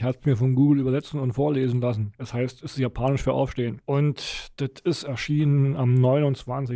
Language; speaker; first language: German; native; German